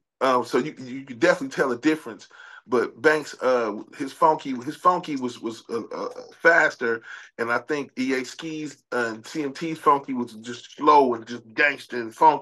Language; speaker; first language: English; native; English